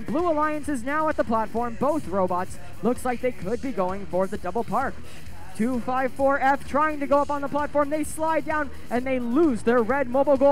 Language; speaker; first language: English; native; English